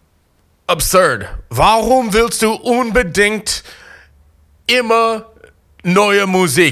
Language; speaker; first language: German; non-native, fluent; English